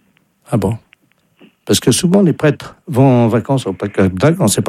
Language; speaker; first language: French; native; French